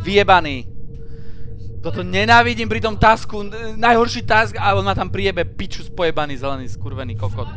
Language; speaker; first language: Slovak; native; Slovak